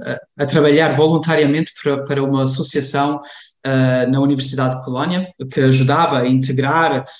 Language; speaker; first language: Portuguese; early bilingual, heritage; German